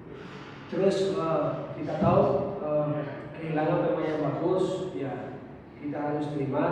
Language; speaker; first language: Indonesian; non-native, fluent; Portuguese